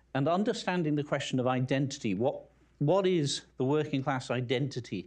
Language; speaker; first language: English; native; English